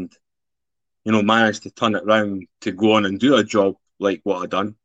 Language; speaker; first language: English; native; English